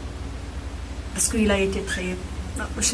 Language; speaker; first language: French; non-native, local second language; Kabyle